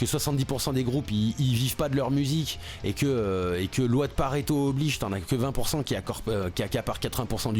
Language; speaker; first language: French; native; French